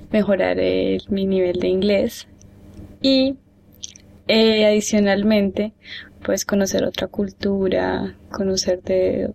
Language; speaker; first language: Spanish; native; Spanish